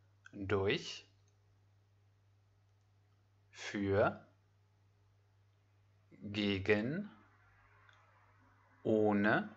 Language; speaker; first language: German; non-native, fluent; French